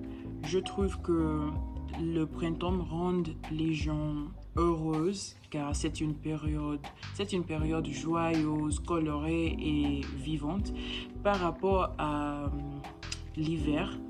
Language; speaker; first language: French; non-native, learner; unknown